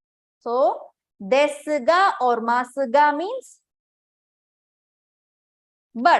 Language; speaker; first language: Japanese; non-native, fluent; Tamil